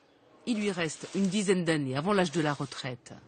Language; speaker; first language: French; native; French